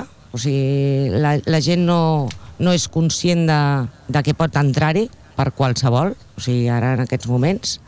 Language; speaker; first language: Catalan; non-native, local second language; Spanish